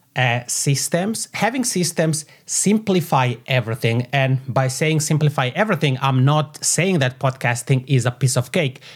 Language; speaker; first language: English; non-native, fluent; Italian